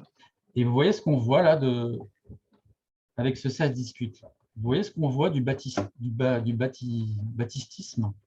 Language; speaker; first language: French; native; French